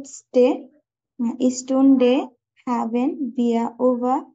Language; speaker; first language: German; non-native, learner; Bangla